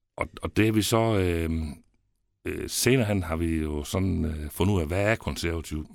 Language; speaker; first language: Danish; native; Danish